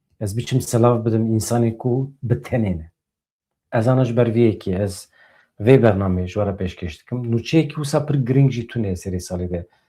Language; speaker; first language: Kurdish; native; Kurdish